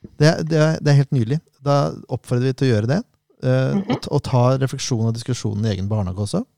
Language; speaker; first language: Norwegian; native; Norwegian